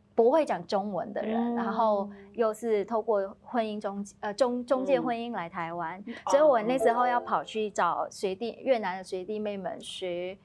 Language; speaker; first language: Chinese; non-native, fluent; Vietnamese